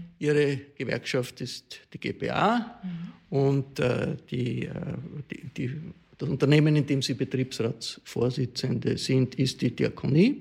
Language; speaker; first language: German; native; German